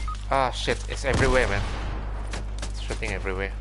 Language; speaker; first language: English; non-native, local second language; Malay